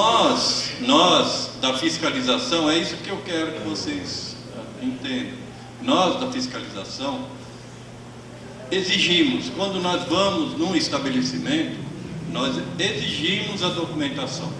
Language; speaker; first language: Portuguese; native; Portuguese